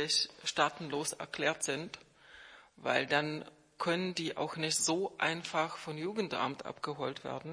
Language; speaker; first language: German; non-native, fluent; Czech